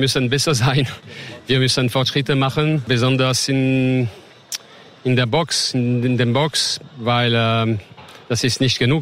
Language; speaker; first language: German; non-native, fluent; French